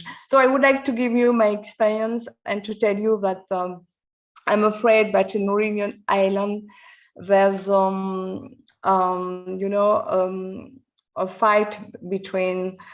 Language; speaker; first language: English; non-native, learner; French